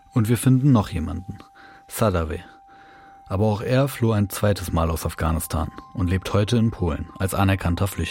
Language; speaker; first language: German; native; German